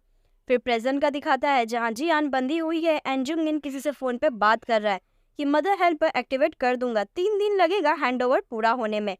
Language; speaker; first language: Hindi; native; Hindi